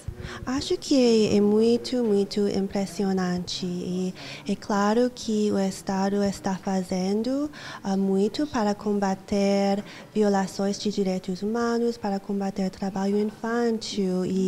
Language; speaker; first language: Portuguese; non-native, fluent; English